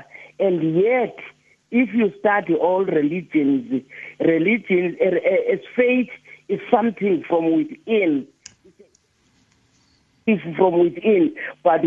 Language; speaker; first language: English; non-native, local second language; Xhosa